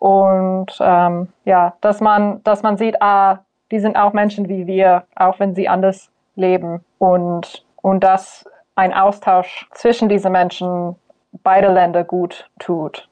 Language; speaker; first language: German; non-native, fluent; English